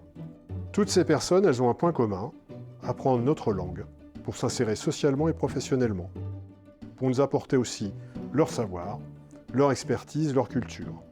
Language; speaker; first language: French; native; French